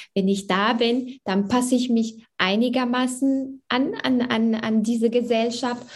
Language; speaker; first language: German; early bilingual, other home language; Arabic